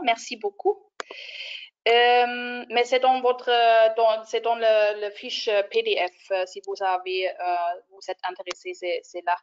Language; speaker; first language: French; non-native, fluent; German